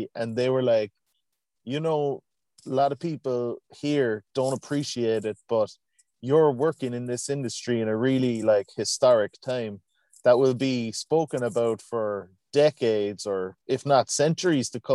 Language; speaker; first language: English; native; English